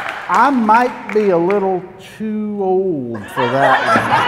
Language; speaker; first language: English; native; English